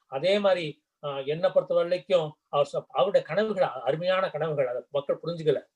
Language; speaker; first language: Tamil; native; Tamil